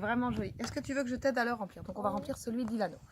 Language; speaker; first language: French; native; French